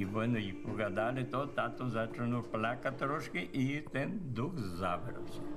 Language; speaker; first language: Polish; early bilingual, heritage; Polish